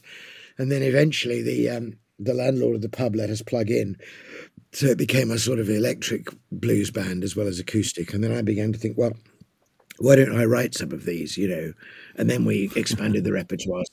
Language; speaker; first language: English; native; English